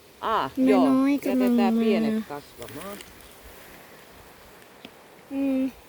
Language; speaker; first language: Finnish; non-native, learner; Thai